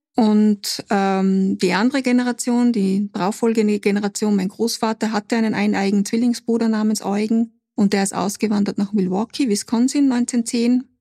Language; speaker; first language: German; native; German